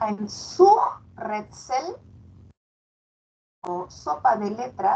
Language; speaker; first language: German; non-native, fluent; Spanish